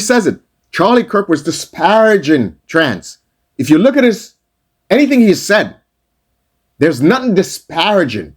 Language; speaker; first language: English; native; English